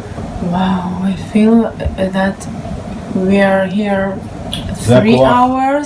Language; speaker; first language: English; non-native, learner; Hebrew